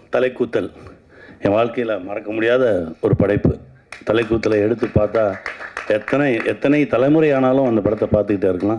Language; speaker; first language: Tamil; native; Tamil